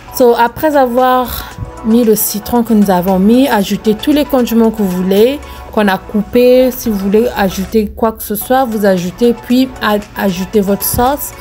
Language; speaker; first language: French; non-native, local second language; Lingala